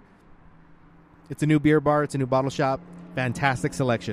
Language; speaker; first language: English; early bilingual, other home language; Spanish